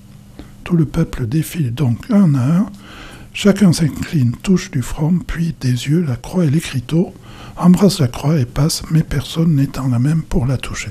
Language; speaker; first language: French; native; French